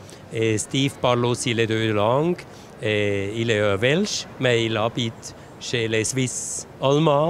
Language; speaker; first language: French; non-native, local second language; German